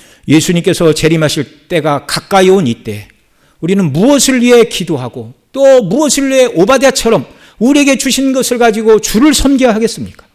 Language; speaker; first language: Korean; native; Korean